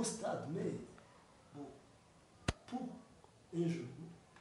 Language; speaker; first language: French; non-native, learner; Kinyarwanda